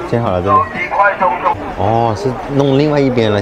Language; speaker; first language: Chinese; native; Chinese